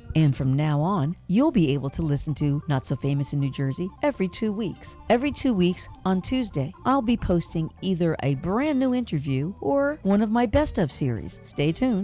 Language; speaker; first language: English; native; English